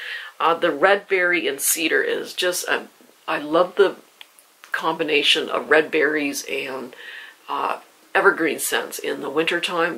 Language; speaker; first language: English; native; English